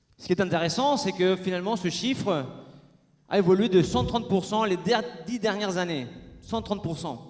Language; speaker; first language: French; non-native, fluent; Spanish